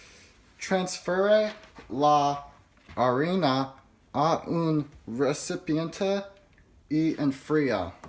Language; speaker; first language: Spanish; non-native, learner; English